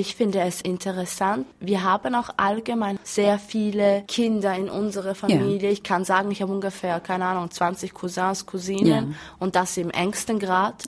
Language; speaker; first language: German; early bilingual, other home language; Romany